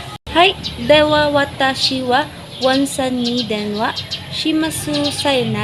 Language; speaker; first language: Japanese; non-native, learner; Filipino